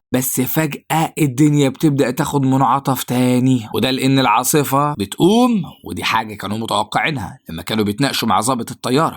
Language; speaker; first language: Arabic; native; Arabic